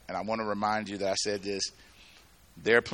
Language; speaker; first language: English; native; English